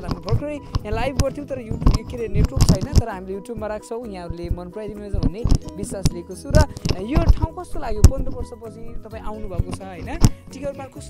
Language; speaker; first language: Nepali; native; Nepali